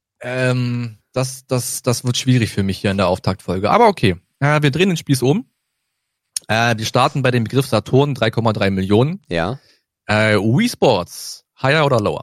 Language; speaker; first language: German; native; German